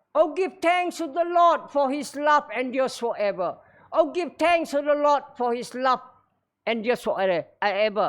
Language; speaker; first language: English; non-native, local second language; Malay